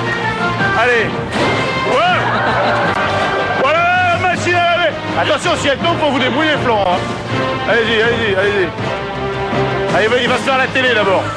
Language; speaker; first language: French; native; French